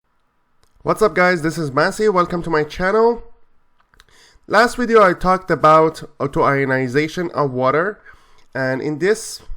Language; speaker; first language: English; non-native, fluent; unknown